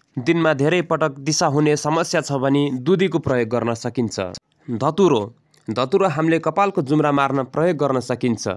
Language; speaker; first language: Nepali; native; Nepali